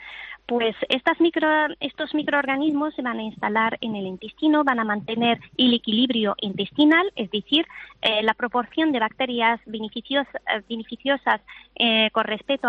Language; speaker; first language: Spanish; non-native, fluent; Arabic